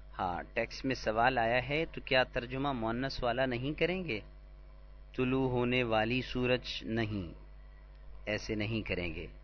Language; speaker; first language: Urdu; native; Urdu